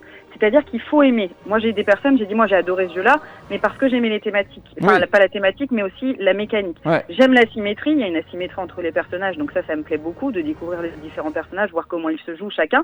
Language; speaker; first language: French; native; French